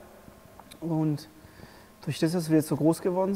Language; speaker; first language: German; early bilingual, other home language; Polish